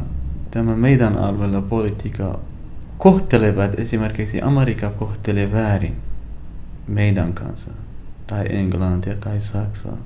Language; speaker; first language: Finnish; non-native, learner; Arabic